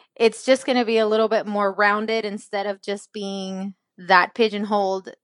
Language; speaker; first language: English; non-native, fluent; Spanish